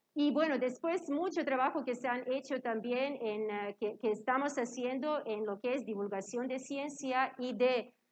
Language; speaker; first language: Spanish; non-native, fluent; Serbian